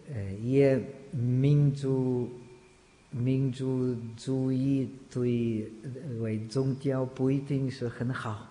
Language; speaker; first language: Chinese; non-native, fluent; Czech